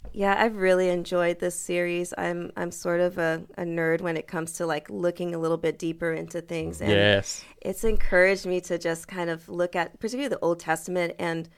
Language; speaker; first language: English; early bilingual, other home language; French